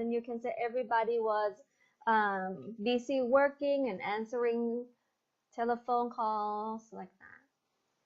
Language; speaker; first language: English; non-native, fluent; Thai